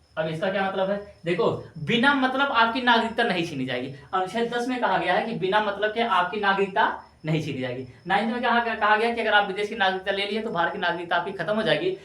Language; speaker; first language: Hindi; native; Hindi